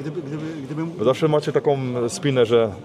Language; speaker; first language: Polish; early bilingual, heritage; Polish